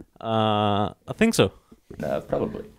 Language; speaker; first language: English; non-native, learner; German